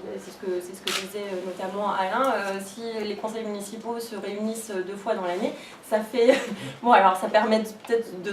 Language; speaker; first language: French; native; French